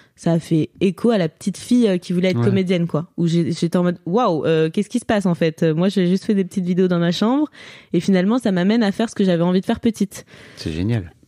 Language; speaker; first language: French; native; French